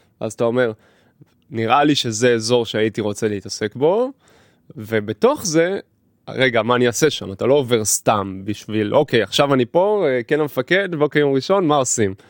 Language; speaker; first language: Hebrew; native; Hebrew